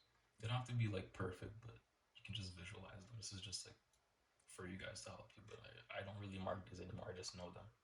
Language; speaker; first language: English; native; English